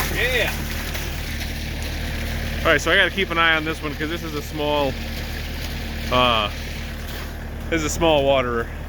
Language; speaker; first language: English; native; English